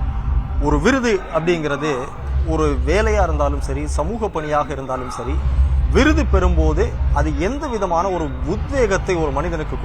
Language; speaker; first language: Tamil; native; Tamil